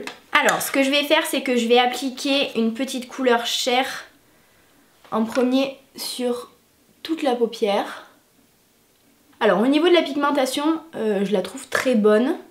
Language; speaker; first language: French; native; French